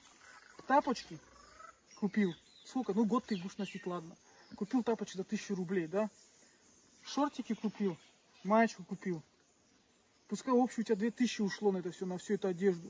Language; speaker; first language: Russian; native; Russian